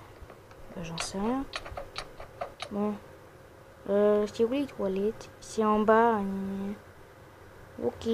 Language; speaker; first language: French; native; French